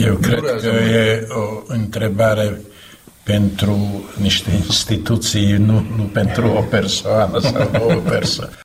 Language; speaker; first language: Romanian; non-native, learner; Slovak